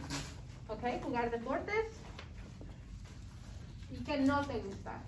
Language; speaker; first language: Spanish; non-native, fluent; English